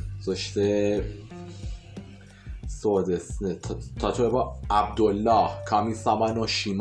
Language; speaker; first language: Japanese; non-native, fluent; Persian